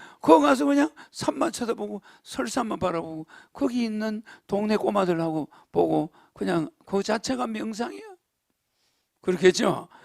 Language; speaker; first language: Korean; native; Korean